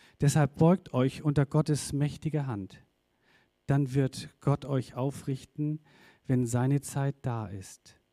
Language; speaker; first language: German; native; German